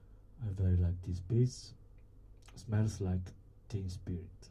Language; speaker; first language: English; non-native, learner; Bulgarian